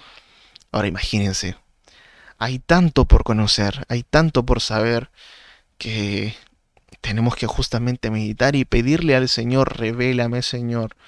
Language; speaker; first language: Spanish; native; Spanish